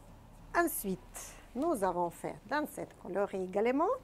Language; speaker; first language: French; non-native, fluent; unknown